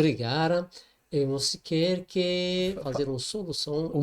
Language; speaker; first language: Portuguese; non-native, learner; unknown